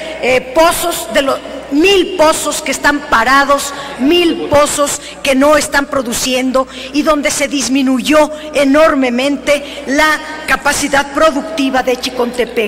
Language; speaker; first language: Spanish; native; Spanish